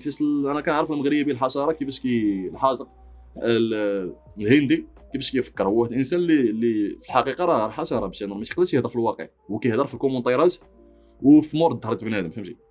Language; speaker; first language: Arabic; native; Arabic